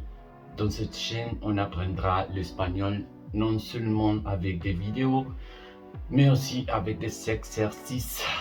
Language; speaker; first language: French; non-native, learner; Spanish